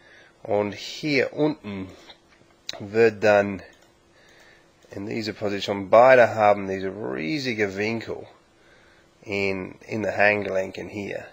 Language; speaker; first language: German; non-native, learner; English